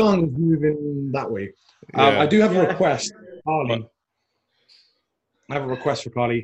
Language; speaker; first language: English; native; English